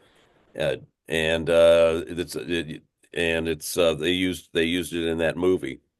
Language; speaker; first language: English; native; English